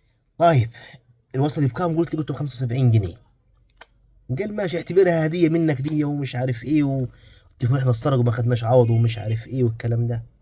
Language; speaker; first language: Arabic; native; Arabic